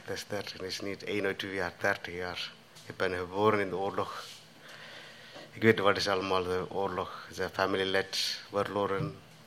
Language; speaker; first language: Dutch; non-native, learner; Tamil